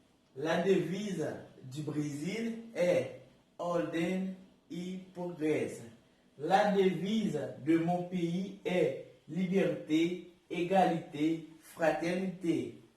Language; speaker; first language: French; non-native, learner; Portuguese